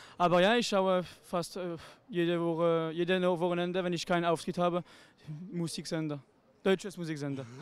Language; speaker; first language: German; non-native, local second language; French